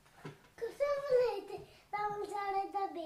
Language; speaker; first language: Italian; early bilingual, heritage; Italian